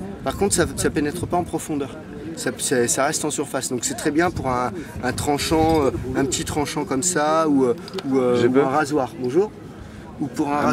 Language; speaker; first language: French; native; French